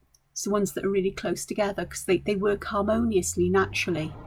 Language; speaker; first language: English; native; English